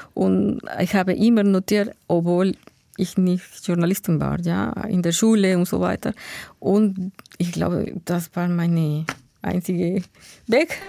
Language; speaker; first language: German; non-native, learner; Spanish